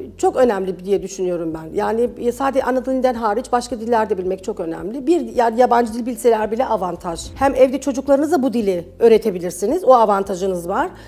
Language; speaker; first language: Turkish; early bilingual, heritage; Turkish